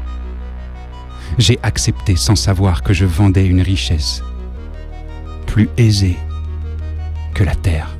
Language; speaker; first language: French; native; French